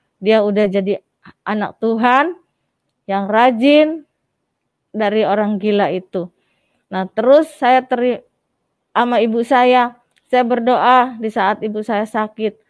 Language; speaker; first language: Indonesian; native; Indonesian